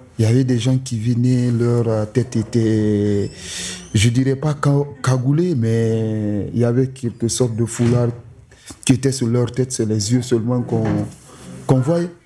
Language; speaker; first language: French; non-native, local second language; Susu